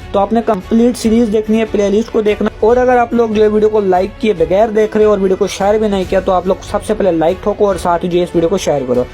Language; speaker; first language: Urdu; non-native, local second language; Punjabi